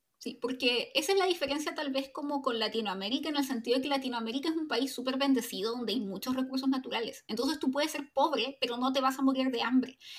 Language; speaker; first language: Spanish; native; Spanish